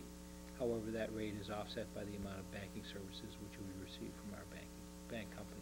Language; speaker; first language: English; native; English